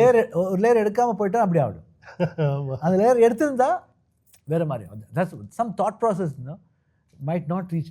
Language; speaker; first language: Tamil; non-native, local second language; Kannada